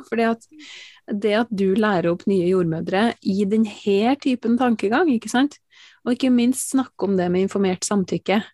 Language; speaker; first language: Norwegian; native; Norwegian